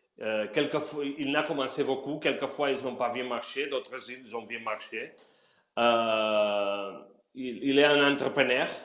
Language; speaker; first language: French; non-native, learner; Spanish